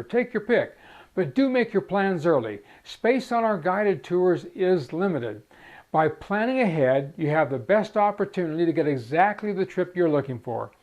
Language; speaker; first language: English; native; English